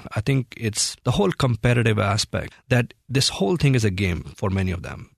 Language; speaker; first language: English; non-native, local second language; Hindi